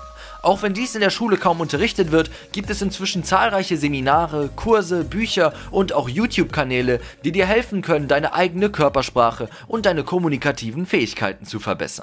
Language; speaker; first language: German; native; German